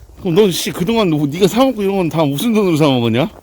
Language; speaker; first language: Korean; native; Korean